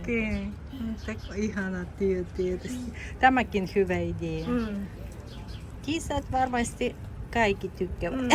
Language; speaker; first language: Finnish; non-native, learner; Russian